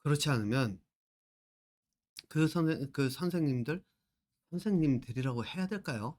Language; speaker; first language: Korean; native; Korean